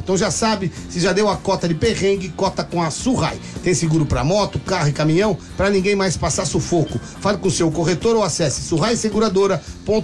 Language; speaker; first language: Portuguese; native; Portuguese